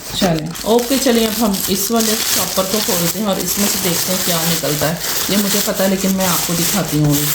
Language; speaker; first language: Urdu; native; Urdu